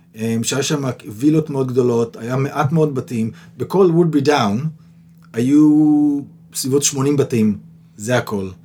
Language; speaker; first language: Hebrew; native; Hebrew